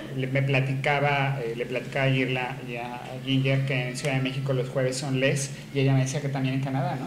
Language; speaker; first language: Spanish; native; Spanish